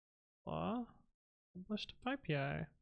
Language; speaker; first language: English; native; English